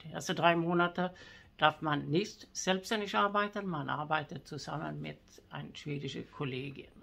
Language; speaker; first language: German; non-native, fluent; Swedish